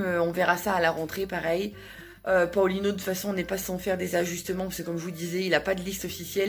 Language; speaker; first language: French; native; French